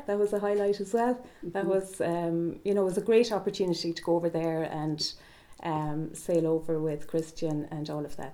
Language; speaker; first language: English; native; English